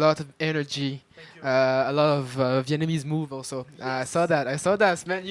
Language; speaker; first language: English; non-native, fluent; French